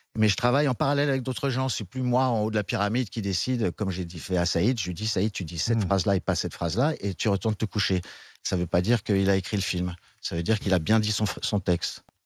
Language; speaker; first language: French; native; French